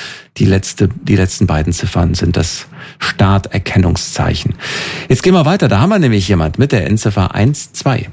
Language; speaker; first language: German; native; German